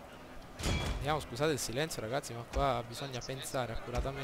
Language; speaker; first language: Italian; native; Italian